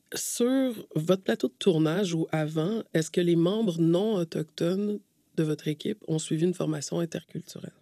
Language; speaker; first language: French; native; French